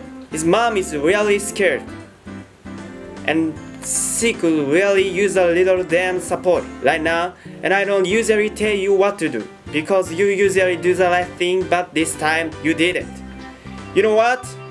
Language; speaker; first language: English; non-native, learner; Japanese